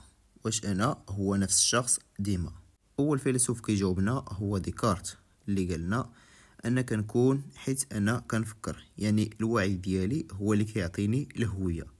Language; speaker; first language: Arabic; native; Arabic